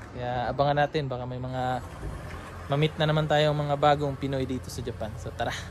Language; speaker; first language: Filipino; non-native, local second language; Cebuano